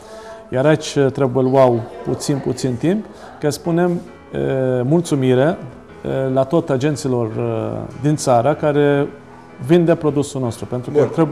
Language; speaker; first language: Romanian; non-native, learner; Maltese